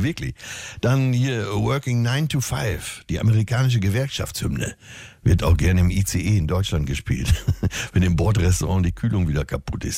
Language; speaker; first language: German; native; German